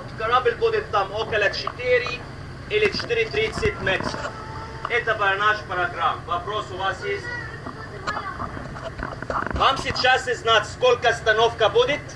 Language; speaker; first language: Russian; non-native, learner; Arabic